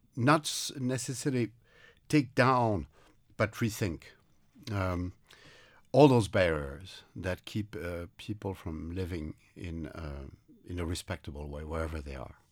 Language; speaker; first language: English; non-native, fluent; French